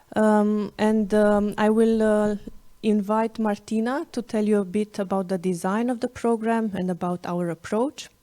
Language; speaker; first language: English; non-native, fluent; Romanian